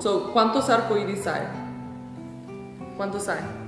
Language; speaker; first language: Spanish; early bilingual, heritage; Spanish